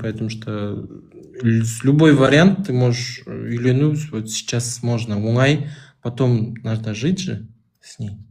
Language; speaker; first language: Russian; non-native, local second language; Kazakh